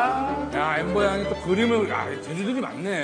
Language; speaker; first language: Korean; native; Korean